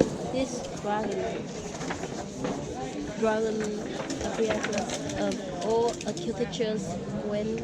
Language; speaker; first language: English; non-native, learner; Vietnamese